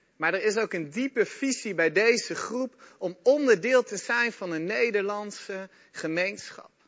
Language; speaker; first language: Dutch; native; Dutch